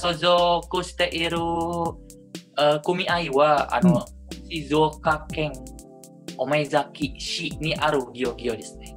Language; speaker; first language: Japanese; non-native, fluent; Indonesian